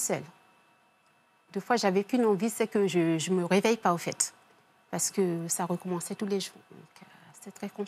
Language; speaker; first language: French; early bilingual, other home language; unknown